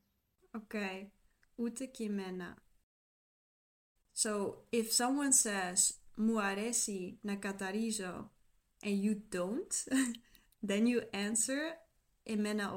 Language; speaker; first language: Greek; non-native, learner; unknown